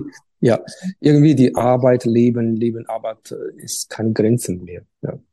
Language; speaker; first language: German; non-native, learner; Chinese